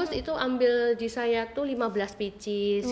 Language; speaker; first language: Indonesian; native; Indonesian